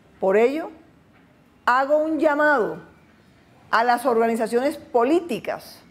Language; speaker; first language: Spanish; native; Spanish